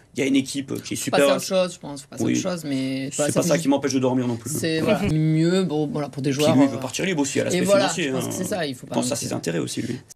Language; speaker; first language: French; native; French